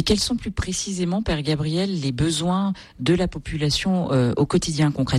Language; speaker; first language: French; native; French